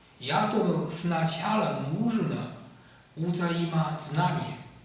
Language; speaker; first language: Russian; non-native, learner; Chinese